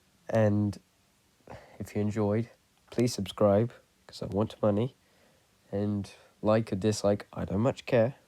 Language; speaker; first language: English; native; English